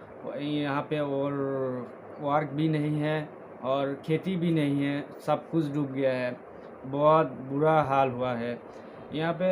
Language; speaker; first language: Hindi; non-native, learner; Bangla